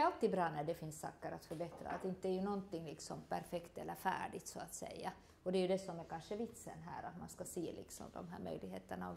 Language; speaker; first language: Swedish; native; Swedish